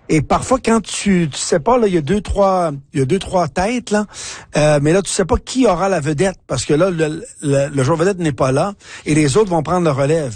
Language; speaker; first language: French; native; French